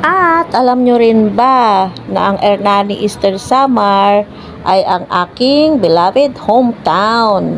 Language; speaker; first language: Filipino; non-native, local second language; Waray